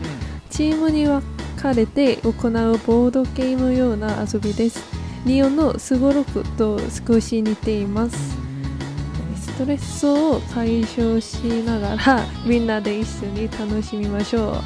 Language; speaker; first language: Japanese; non-native, fluent; Korean